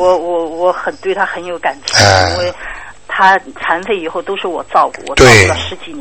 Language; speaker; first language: Chinese; native; Chinese